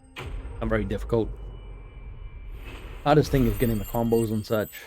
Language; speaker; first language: English; native; English